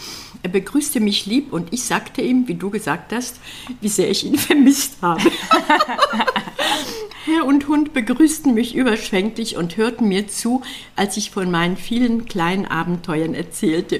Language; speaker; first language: German; native; German